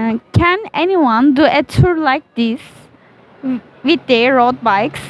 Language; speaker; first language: English; non-native, learner; Turkish